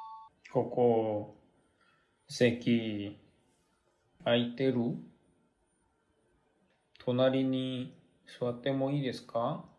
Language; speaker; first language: Japanese; non-native, learner; Korean